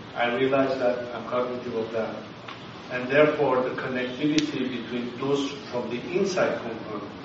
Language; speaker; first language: English; non-native, fluent; Persian